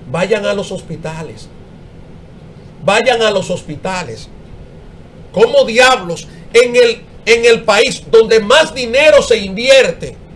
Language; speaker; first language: Spanish; native; Spanish